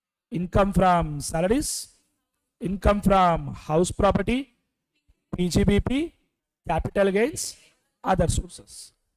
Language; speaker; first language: English; non-native, local second language; Telugu